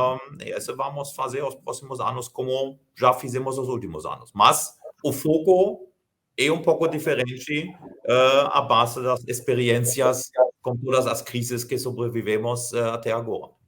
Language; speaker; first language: Portuguese; non-native, fluent; German